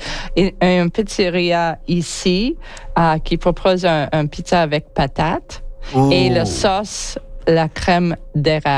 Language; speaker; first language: French; non-native, learner; English